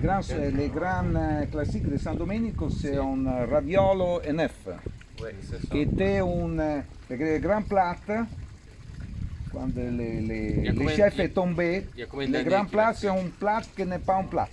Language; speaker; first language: French; non-native, learner; Italian